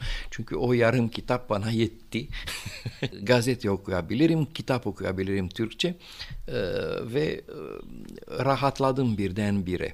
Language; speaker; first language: Turkish; non-native, fluent; Romanian